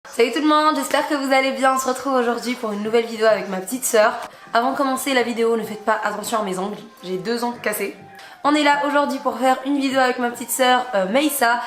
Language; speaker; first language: French; native; French